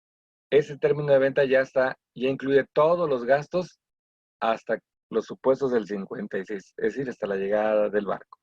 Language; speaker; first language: Spanish; native; Spanish